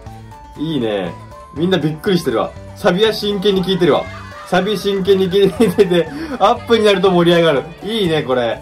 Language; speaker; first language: Japanese; native; Japanese